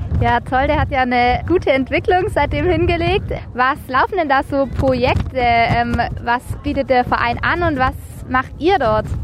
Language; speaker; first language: German; native; German